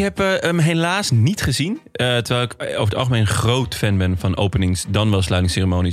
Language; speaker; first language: Dutch; native; Dutch